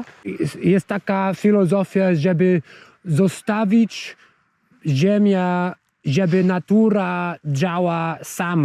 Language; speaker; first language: Polish; non-native, fluent; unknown